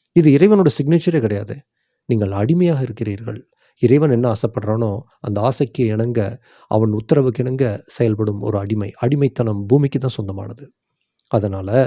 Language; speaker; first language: Tamil; native; Tamil